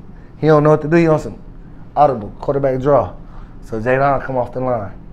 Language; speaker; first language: English; native; English